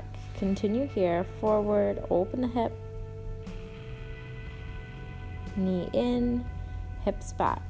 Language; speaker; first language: English; native; English